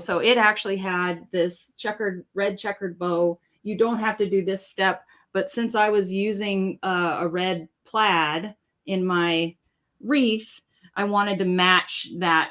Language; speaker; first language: English; native; English